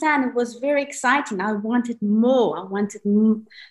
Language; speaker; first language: English; native; English